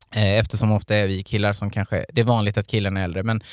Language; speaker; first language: Swedish; native; Swedish